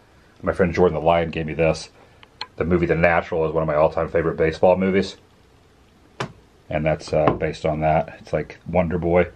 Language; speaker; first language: English; native; English